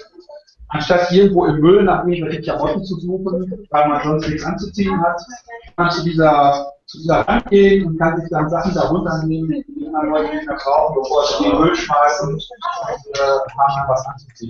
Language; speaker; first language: German; native; German